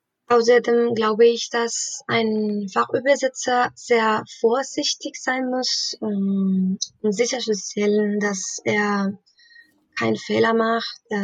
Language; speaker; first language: German; non-native, fluent; Spanish